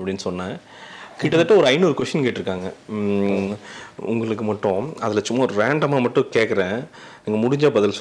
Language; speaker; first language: Tamil; native; Tamil